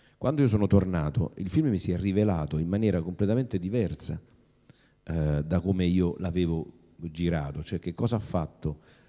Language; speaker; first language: Italian; native; Italian